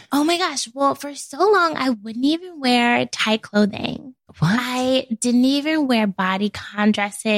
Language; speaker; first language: English; native; English